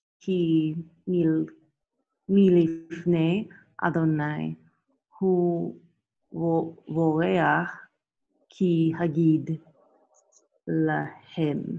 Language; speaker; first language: Hebrew; non-native, learner; English